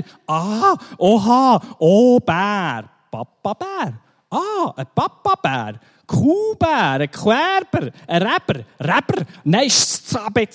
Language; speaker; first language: German; native; German